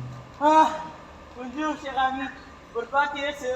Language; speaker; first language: French; non-native, learner; Arabic